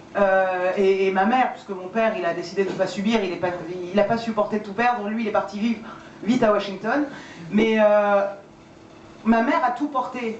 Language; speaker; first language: French; early bilingual, other home language; Persian